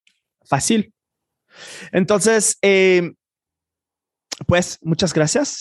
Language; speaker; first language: Spanish; non-native, fluent; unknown